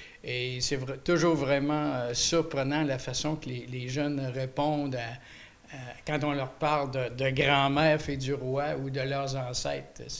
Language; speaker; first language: French; native; French